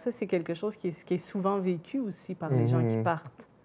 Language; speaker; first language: French; native; French